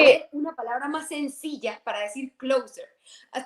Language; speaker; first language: Spanish; native; Spanish